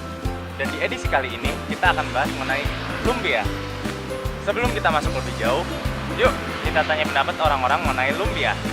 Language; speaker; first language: Indonesian; native; Indonesian